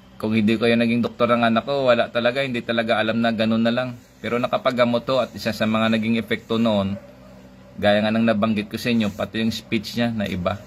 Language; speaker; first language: Filipino; non-native, local second language; Hiligaynon